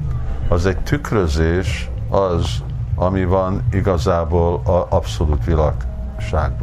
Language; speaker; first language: Hungarian; early bilingual, heritage; Hungarian